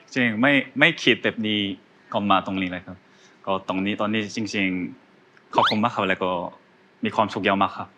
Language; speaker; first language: Thai; non-native, learner; Korean